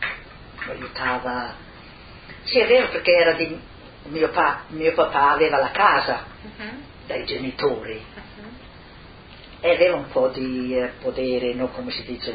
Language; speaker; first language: Italian; non-native, local second language; Friulian